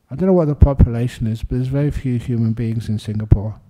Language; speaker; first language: English; native; English